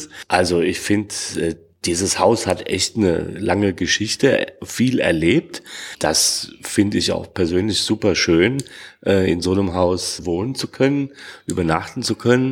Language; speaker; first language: German; native; German